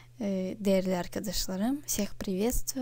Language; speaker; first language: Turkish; non-native, fluent; Russian